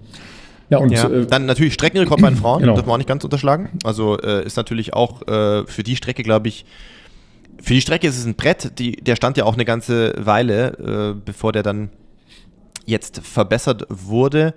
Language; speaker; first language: German; native; German